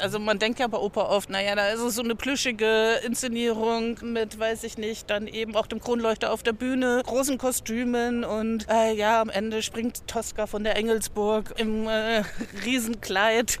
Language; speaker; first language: German; native; German